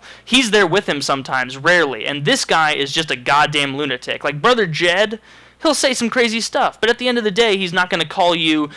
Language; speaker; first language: English; native; English